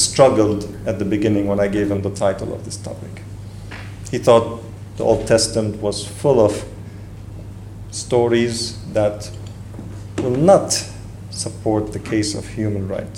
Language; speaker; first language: English; non-native, fluent; Arabic